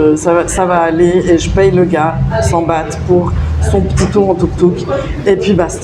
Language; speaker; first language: French; native; French